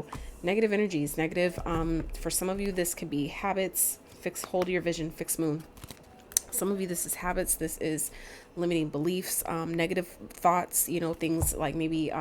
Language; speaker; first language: English; native; English